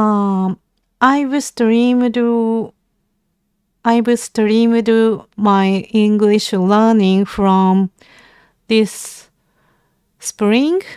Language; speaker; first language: English; non-native, learner; Japanese